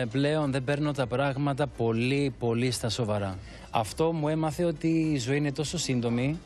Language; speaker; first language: Greek; early bilingual, heritage; Greek